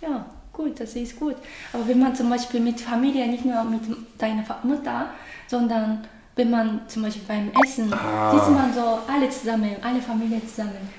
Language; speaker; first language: German; non-native, learner; Japanese